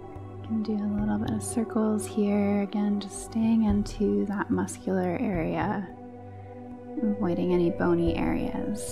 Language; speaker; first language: English; native; English